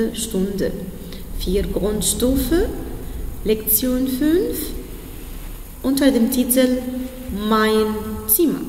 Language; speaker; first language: German; non-native, fluent; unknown